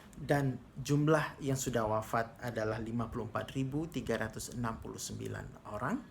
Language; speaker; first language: Indonesian; native; Indonesian